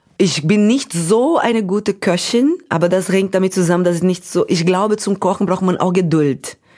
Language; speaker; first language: German; non-native, fluent; Portuguese